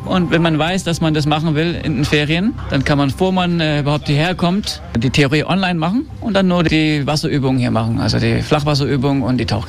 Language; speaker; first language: German; early bilingual, heritage; German